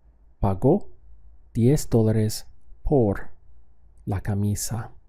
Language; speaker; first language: Spanish; non-native, fluent; English